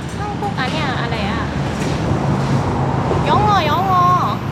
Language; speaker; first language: Korean; non-native, learner; Thai